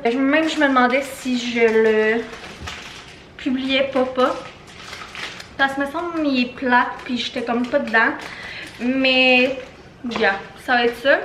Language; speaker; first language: French; native; French